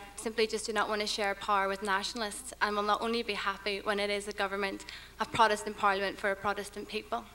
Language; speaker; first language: English; native; English